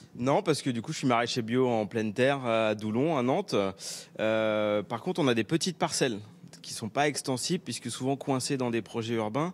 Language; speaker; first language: French; native; French